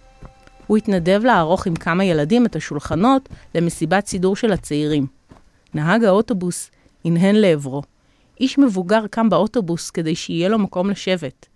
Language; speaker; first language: Hebrew; native; Hebrew